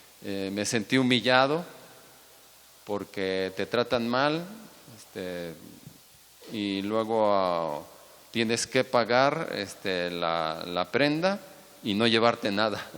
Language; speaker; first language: Spanish; native; Spanish